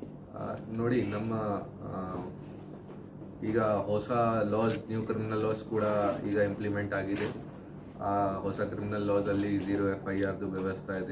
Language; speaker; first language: Kannada; non-native, local second language; Hindi